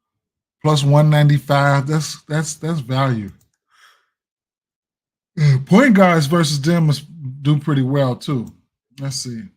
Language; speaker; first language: English; native; English